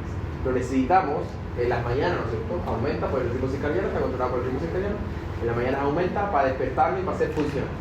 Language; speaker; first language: Spanish; native; Spanish